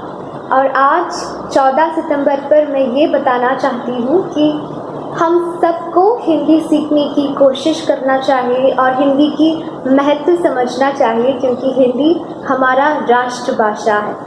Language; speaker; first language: Hindi; non-native, local second language; Malayalam